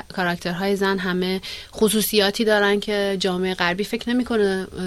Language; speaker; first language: Persian; native; Persian